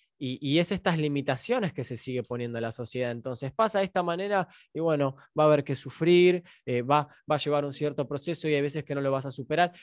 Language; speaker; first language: Spanish; native; Spanish